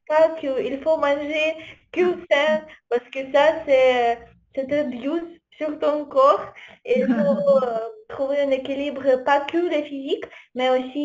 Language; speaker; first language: French; non-native, fluent; Ukrainian